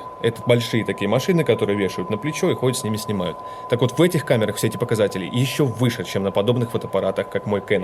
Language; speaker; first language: Russian; native; Russian